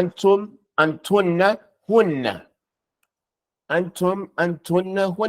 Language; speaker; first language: Arabic; non-native, fluent; English